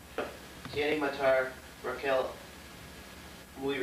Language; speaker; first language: Spanish; non-native, learner; English